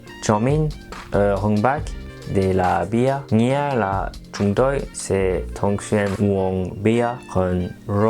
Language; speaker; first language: Vietnamese; non-native, learner; French